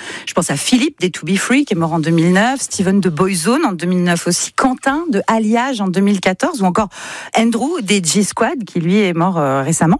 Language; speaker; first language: French; native; French